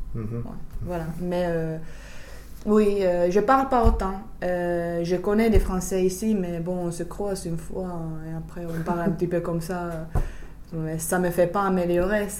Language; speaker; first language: French; non-native, fluent; Finnish